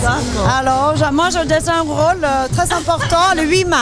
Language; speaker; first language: French; non-native, fluent; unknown